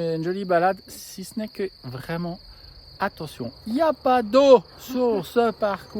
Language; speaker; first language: French; native; French